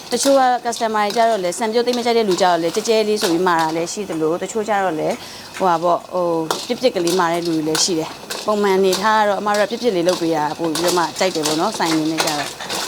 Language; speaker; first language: Burmese; non-native, local second language; Western Kayah